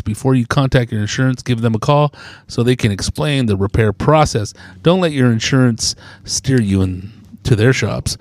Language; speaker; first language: English; early bilingual, other home language; Spanish